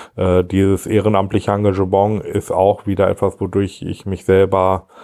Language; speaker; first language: German; native; German